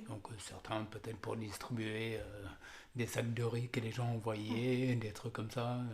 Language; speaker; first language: French; early bilingual, other home language; Amharic